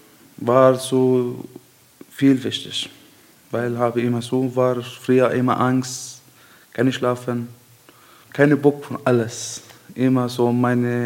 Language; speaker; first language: German; non-native, learner; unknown